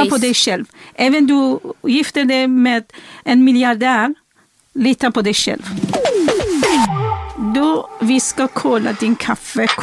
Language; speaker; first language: Swedish; non-native, fluent; Persian